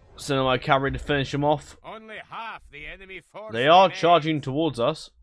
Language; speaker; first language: English; native; English